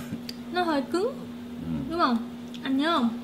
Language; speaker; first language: Vietnamese; native; Vietnamese